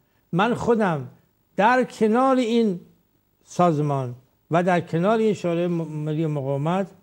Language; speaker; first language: Persian; native; Persian